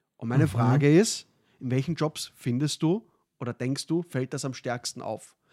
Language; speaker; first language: German; early bilingual, other home language; Arabic